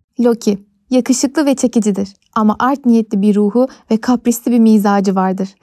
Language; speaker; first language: Turkish; native; Turkish